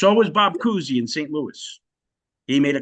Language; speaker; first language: English; native; English